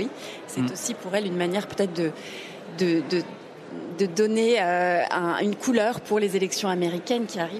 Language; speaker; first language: French; native; French